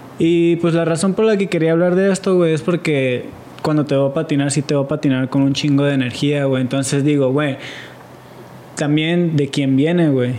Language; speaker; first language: Spanish; native; Spanish